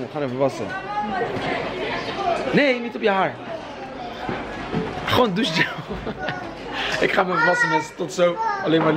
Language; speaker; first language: Dutch; native; Dutch